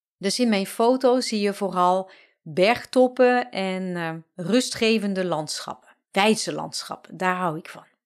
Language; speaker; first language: Dutch; non-native, fluent; French